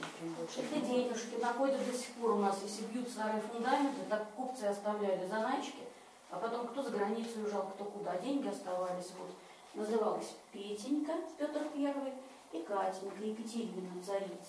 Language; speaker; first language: Russian; native; Russian